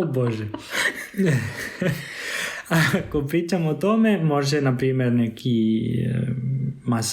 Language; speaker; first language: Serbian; non-native, fluent; Spanish